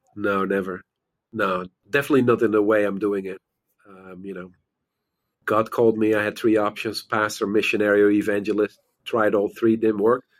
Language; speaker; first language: English; non-native, fluent; Dutch